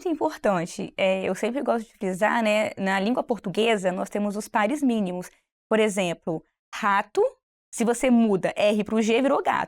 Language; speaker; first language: Portuguese; native; Portuguese